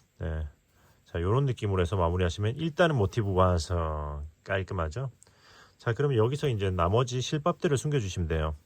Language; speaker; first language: Korean; native; Korean